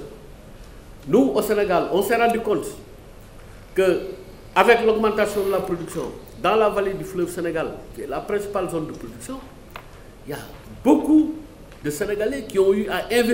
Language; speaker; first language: French; non-native, local second language; Wolof